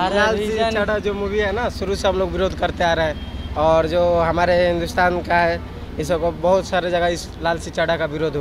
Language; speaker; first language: Hindi; native; Hindi